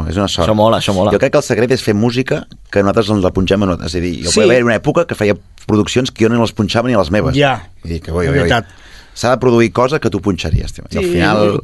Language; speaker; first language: Catalan; native; Catalan